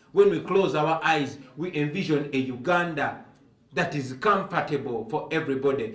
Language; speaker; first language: English; non-native, local second language; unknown